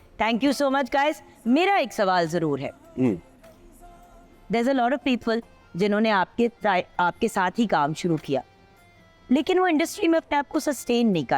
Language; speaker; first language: Urdu; native; Urdu